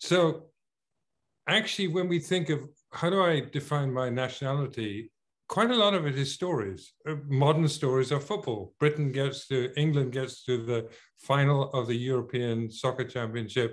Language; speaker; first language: English; native; English